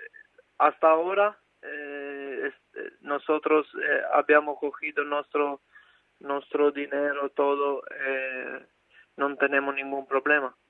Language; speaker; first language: Spanish; non-native, fluent; Albanian